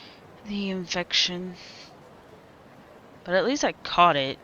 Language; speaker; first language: English; native; English